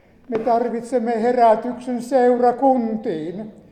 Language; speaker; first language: Finnish; native; Finnish